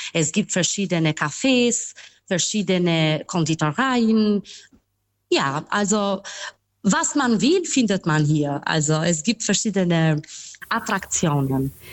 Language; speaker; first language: German; non-native, fluent; Albanian